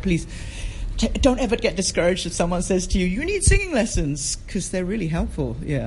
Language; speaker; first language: English; native; English